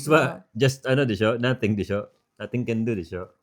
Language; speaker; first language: Japanese; non-native, learner; Filipino